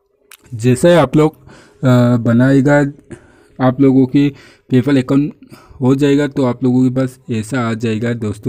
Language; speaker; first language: Hindi; non-native, local second language; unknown